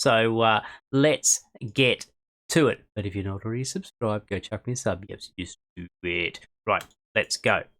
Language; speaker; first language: English; native; English